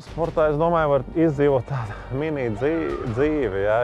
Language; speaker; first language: Latvian; native; Latvian